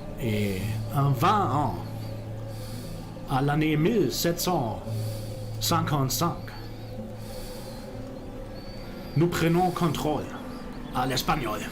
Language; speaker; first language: French; non-native, learner; German